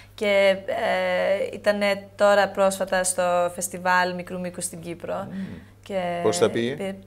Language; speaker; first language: Greek; early bilingual, heritage; Greek